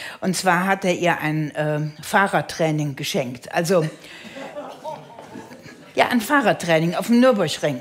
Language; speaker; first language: German; native; German